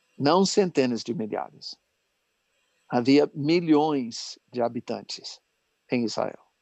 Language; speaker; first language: Portuguese; non-native, fluent; English